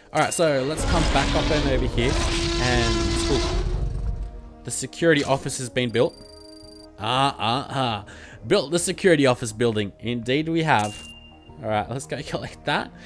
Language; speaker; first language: English; native; English